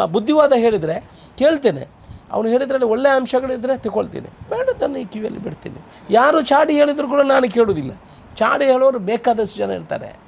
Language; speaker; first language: Kannada; non-native, local second language; Tulu